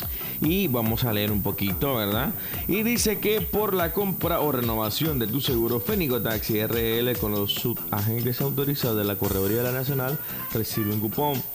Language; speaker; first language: Spanish; native; Spanish